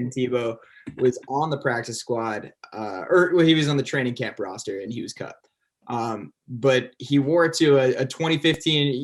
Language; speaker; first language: English; native; English